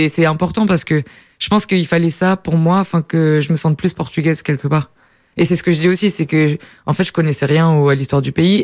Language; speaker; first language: French; native; French